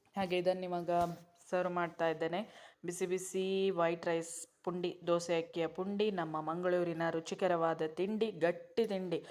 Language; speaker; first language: Kannada; non-native, local second language; Konkani